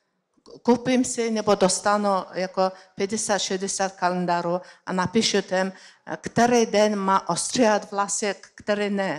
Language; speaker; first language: Czech; non-native, learner; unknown